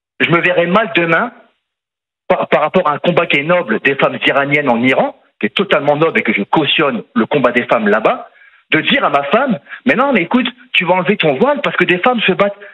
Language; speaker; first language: French; native; French